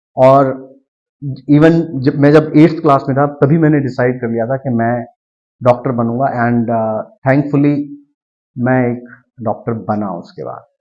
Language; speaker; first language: Hindi; native; Hindi